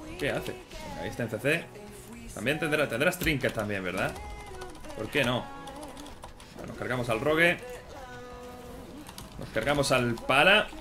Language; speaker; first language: Spanish; native; Spanish